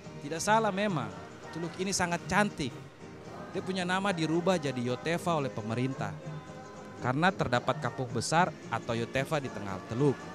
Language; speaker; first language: Indonesian; native; Indonesian